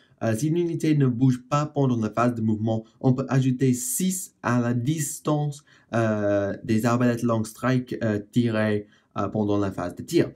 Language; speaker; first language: French; non-native, fluent; English